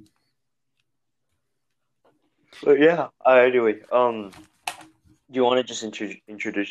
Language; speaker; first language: English; native; English